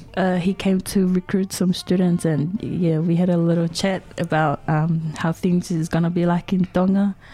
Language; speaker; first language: English; non-native, fluent; Tongan